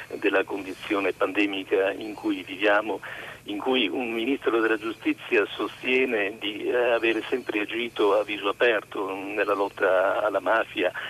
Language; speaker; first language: Italian; native; Italian